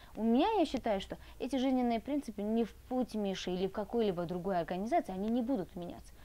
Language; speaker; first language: Russian; non-native, fluent; Azerbaijani